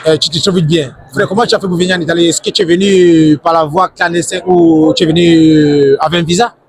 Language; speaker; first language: French; non-native, local second language; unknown